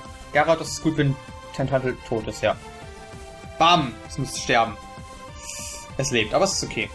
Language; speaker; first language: German; native; German